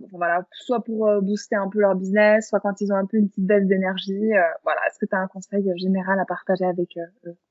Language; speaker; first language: French; native; French